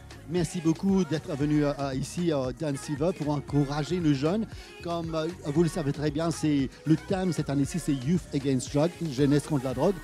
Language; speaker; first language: French; non-native, local second language; Morisyen